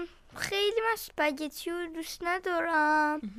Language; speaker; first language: Persian; early bilingual, heritage; Persian